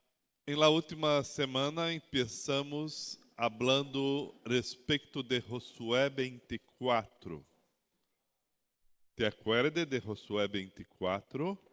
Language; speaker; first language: Spanish; non-native, learner; Portuguese